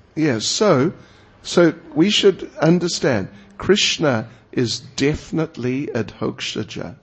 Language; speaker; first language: English; native; English